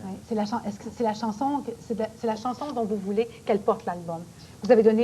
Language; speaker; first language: French; native; French